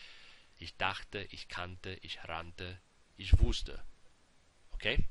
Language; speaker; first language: German; non-native, fluent; English